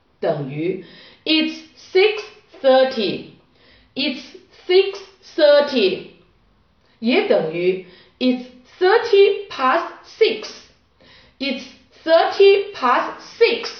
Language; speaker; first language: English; non-native, learner; Chinese